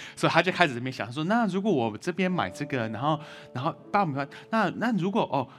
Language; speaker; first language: Chinese; early bilingual, heritage; Chinese